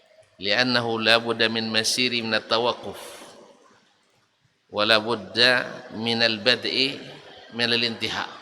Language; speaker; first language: Arabic; non-native, fluent; Indonesian